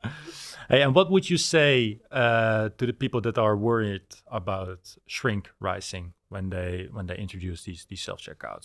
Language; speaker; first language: English; non-native, fluent; Dutch